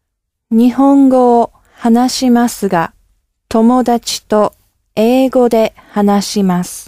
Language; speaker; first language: Japanese; non-native, learner; English